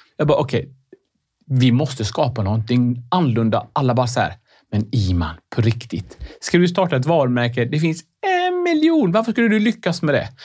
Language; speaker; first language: Swedish; early bilingual, other home language; Arabic